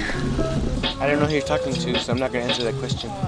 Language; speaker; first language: English; native; English